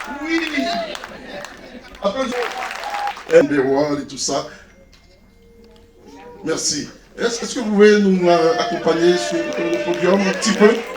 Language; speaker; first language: French; non-native, local second language; Haitian Creole